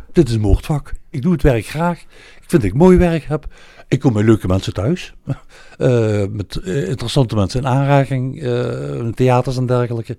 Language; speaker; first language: Dutch; native; Dutch